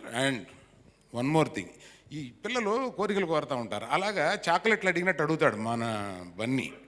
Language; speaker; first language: Telugu; native; Telugu